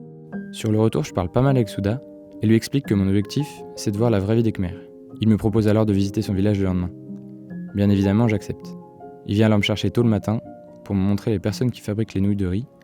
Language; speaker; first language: French; native; French